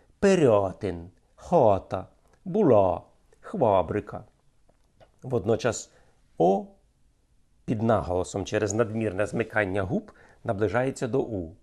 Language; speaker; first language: Ukrainian; native; Ukrainian